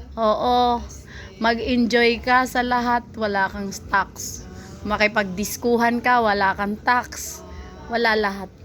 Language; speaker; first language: Filipino; non-native, local second language; Cebuano